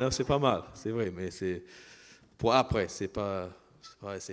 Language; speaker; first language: French; non-native, learner; English